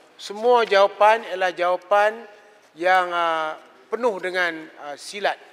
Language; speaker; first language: Malay; native; Malay